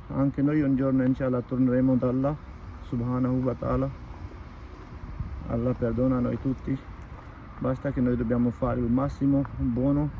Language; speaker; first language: Italian; non-native, learner; Urdu